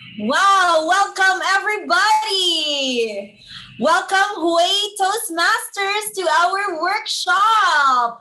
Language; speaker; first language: English; non-native, fluent; Vietnamese